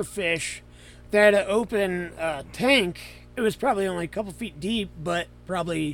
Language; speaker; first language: English; native; English